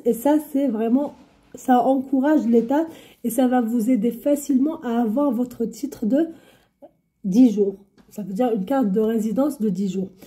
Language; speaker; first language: French; non-native, local second language; Arabic